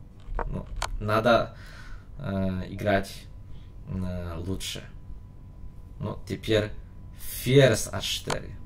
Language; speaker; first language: Russian; non-native, learner; Polish